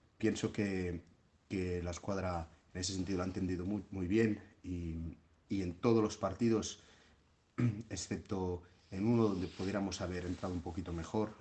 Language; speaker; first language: Spanish; non-native, local second language; Catalan